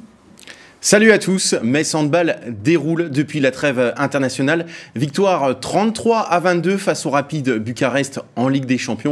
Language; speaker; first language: French; native; French